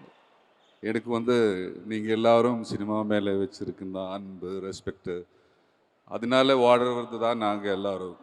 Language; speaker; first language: Tamil; non-native, learner; Malayalam